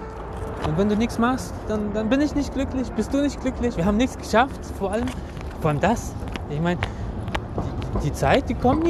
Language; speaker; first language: German; non-native, fluent; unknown